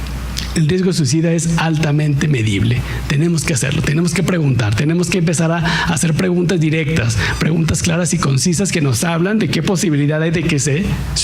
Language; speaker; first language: Spanish; native; Spanish